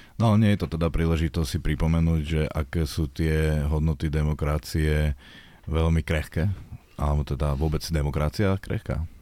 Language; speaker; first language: Slovak; native; Slovak